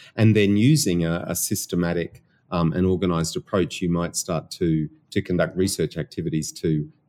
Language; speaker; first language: English; native; English